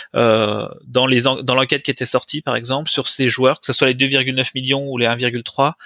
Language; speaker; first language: French; native; French